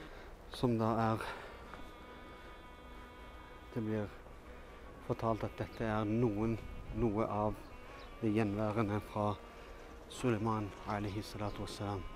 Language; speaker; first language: Norwegian; early bilingual, other home language; Urdu